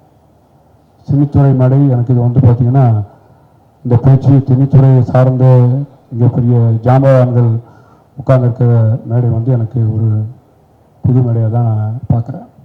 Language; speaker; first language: Tamil; native; Tamil